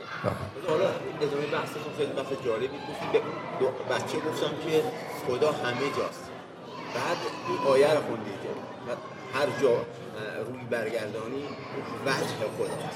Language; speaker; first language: Persian; native; Persian